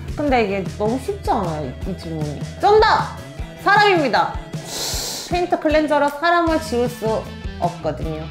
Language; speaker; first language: Korean; non-native, fluent; Turkish